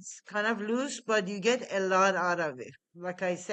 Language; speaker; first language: English; non-native, fluent; Persian